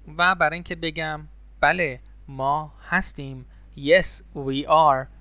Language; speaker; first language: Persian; native; Persian